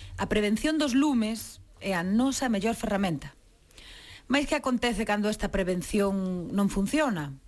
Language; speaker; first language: Galician; native; Galician